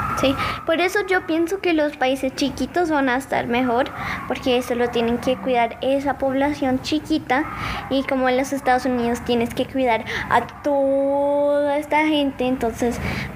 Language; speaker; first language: Spanish; early bilingual, heritage; Spanish